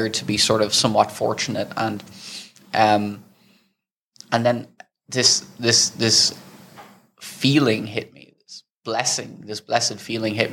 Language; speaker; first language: English; native; English